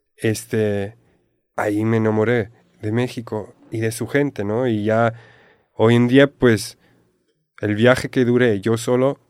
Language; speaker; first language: Spanish; non-native, fluent; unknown